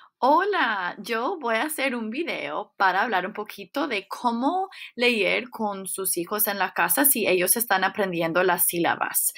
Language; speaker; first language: Spanish; non-native, fluent; English